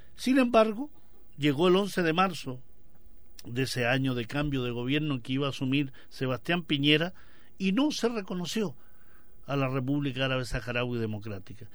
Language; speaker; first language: Spanish; native; Spanish